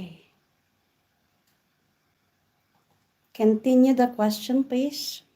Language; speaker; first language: English; non-native, local second language; Filipino